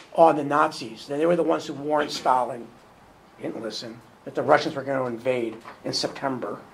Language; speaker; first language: English; native; English